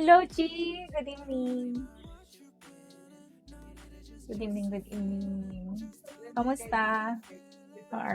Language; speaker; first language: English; non-native, local second language; Filipino